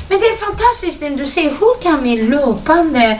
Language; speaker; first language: Swedish; non-native, fluent; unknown